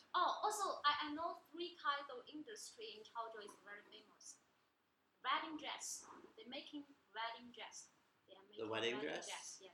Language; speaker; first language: English; non-native, learner; Chinese